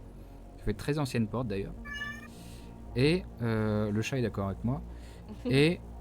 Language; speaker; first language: French; native; French